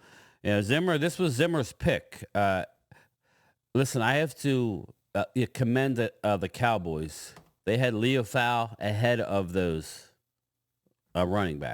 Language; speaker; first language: English; native; English